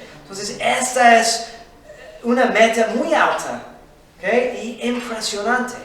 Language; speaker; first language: Spanish; non-native, fluent; English